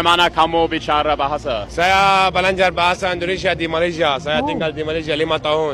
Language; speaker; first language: Indonesian; non-native, learner; Arabic